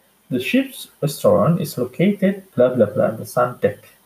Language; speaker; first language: English; non-native, fluent; Indonesian